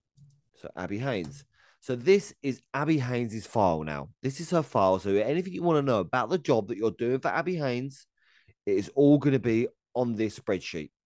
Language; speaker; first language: English; native; English